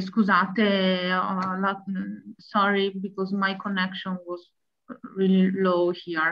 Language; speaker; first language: English; non-native, learner; Italian